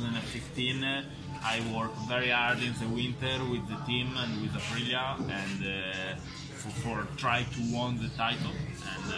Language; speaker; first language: English; non-native, fluent; Italian